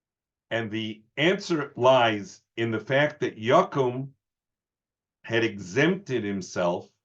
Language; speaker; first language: English; native; English